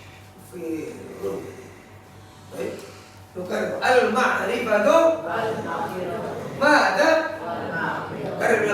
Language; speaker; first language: Arabic; non-native, learner; Indonesian